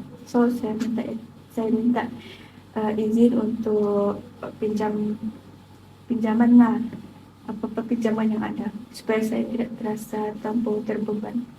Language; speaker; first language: Malay; native; Malay